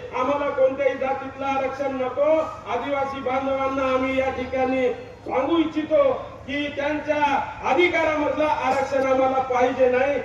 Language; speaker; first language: Marathi; non-native, local second language; Lambadi